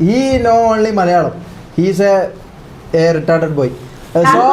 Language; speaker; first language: English; non-native, local second language; Malayalam